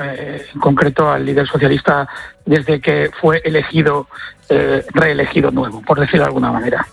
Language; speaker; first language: Spanish; native; Spanish